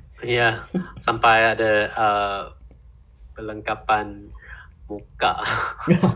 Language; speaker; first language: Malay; non-native, fluent; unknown